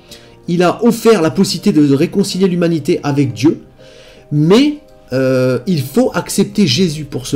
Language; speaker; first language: French; native; French